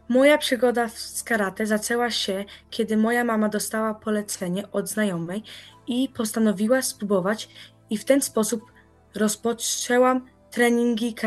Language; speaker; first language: Polish; early bilingual, heritage; Polish